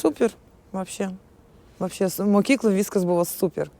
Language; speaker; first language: Lithuanian; early bilingual, other home language; Russian